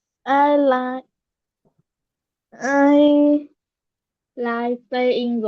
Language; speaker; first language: English; non-native, learner; Vietnamese